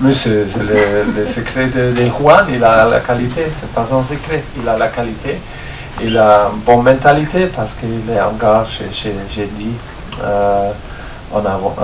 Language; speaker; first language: French; non-native, learner; German